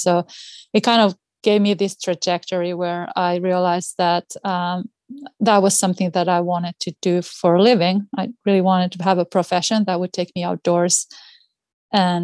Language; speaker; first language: English; non-native, fluent; Finnish